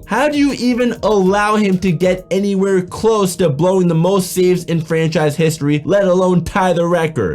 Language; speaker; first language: English; native; English